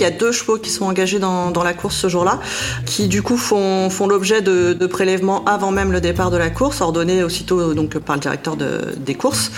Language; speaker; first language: French; native; French